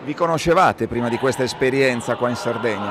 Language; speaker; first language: Italian; native; Italian